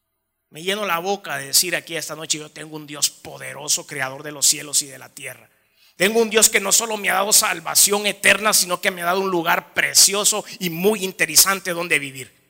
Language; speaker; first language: Spanish; native; Spanish